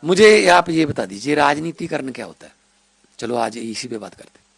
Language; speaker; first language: Hindi; non-native, local second language; Punjabi